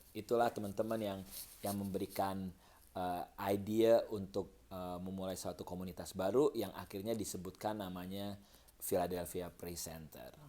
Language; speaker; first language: Indonesian; native; Indonesian